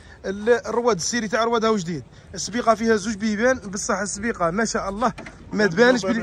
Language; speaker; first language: Arabic; native; Arabic